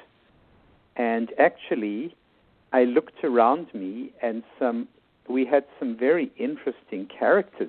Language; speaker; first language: English; native; English